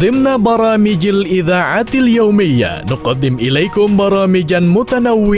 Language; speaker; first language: Arabic; non-native, fluent; Indonesian